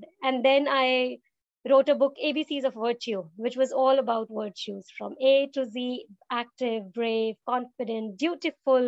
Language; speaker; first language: English; non-native, local second language; Hindi